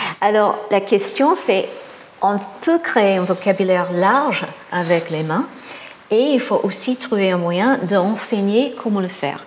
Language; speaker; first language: French; non-native, fluent; English